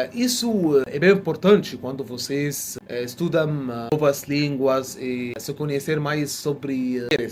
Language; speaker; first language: Portuguese; non-native, fluent; Arabic